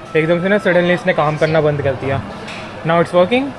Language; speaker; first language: Hindi; native; Hindi